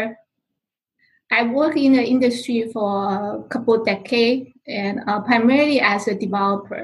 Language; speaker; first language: English; non-native, fluent; Chinese